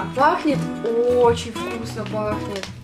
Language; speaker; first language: Russian; native; Russian